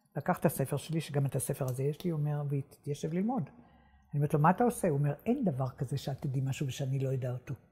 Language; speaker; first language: Hebrew; native; Hebrew